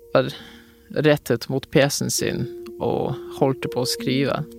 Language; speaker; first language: Norwegian; non-native, fluent; Polish